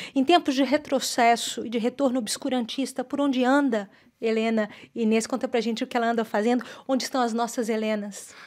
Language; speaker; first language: Portuguese; native; Portuguese